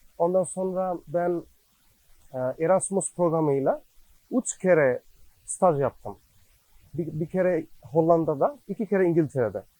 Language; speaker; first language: Turkish; non-native, fluent; Bangla